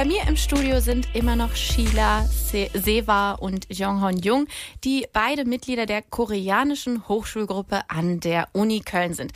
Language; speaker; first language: German; native; German